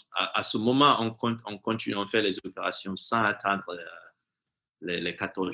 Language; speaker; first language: French; non-native, fluent; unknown